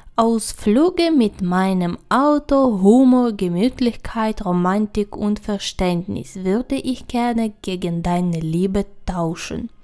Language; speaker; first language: German; non-native, fluent; Ukrainian